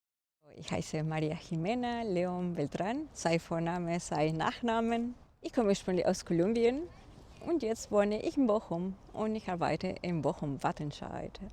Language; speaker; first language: German; non-native, fluent; Spanish